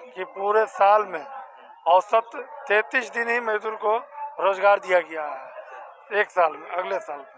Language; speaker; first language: Hindi; native; Hindi